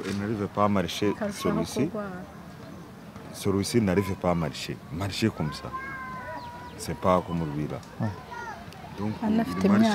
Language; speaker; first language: French; non-native, local second language; Kinyarwanda